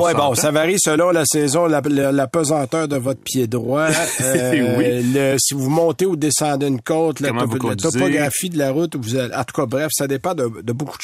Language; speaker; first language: French; native; French